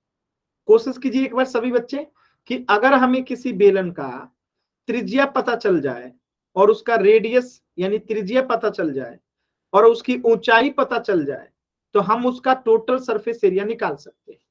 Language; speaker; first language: Hindi; native; Hindi